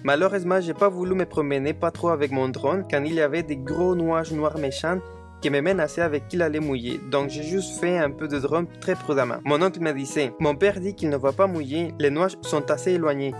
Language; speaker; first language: French; non-native, fluent; Spanish